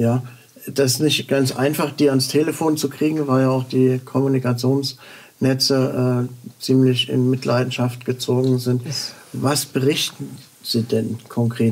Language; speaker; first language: German; native; German